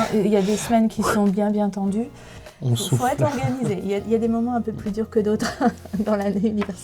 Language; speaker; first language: French; native; French